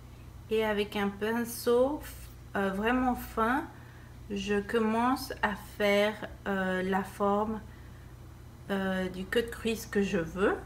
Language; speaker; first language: French; non-native, fluent; Spanish